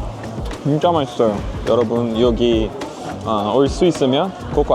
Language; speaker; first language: Korean; non-native, learner; Portuguese